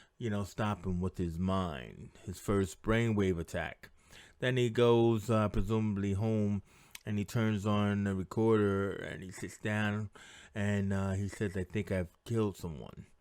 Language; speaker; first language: English; native; English